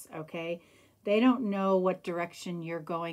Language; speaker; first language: English; native; English